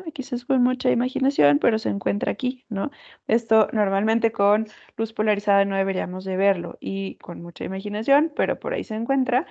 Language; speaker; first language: Spanish; native; Spanish